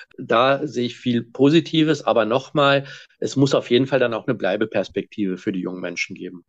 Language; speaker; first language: German; native; German